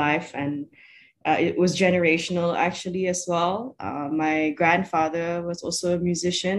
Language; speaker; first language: English; non-native, local second language; Malay